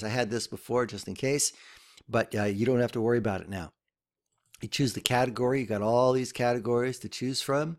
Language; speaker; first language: English; native; English